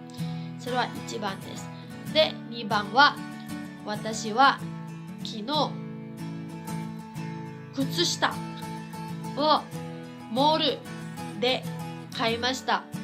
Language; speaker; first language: Japanese; non-native, fluent; Cebuano